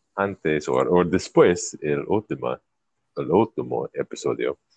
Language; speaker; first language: Spanish; non-native, learner; English